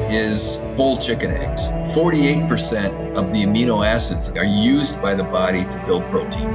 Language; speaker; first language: English; native; English